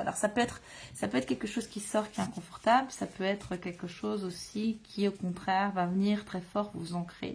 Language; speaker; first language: French; native; French